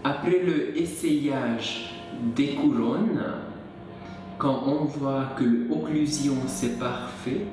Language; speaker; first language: French; non-native, fluent; Hungarian